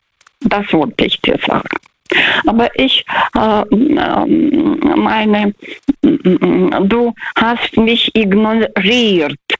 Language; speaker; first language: German; non-native, fluent; Russian